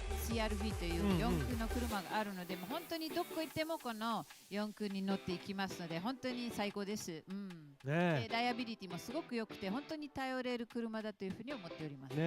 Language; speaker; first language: Japanese; native; Japanese